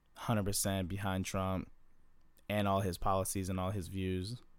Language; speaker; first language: English; native; English